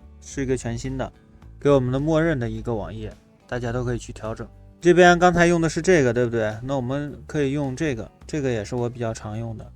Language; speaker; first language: Chinese; native; Chinese